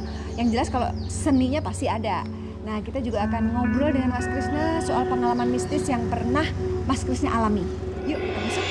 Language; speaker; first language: Indonesian; native; Indonesian